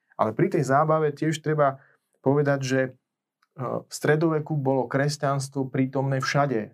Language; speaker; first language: Slovak; native; Slovak